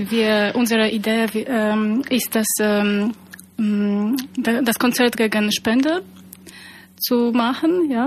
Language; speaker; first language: German; non-native, fluent; Polish